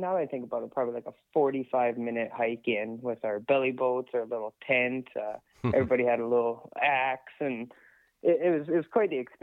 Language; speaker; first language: English; native; English